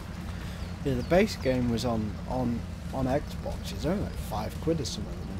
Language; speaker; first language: English; native; English